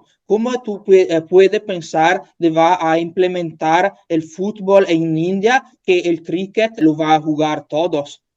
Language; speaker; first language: Spanish; non-native, learner; Italian